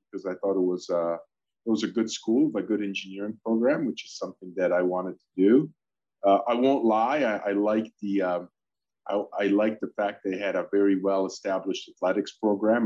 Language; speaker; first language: English; early bilingual, other home language; Polish